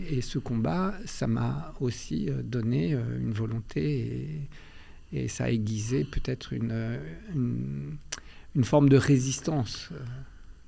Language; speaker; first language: French; early bilingual, other home language; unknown